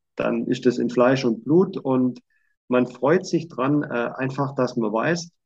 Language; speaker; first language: German; native; German